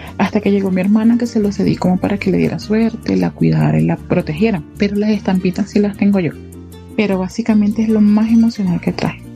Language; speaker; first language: Spanish; native; Spanish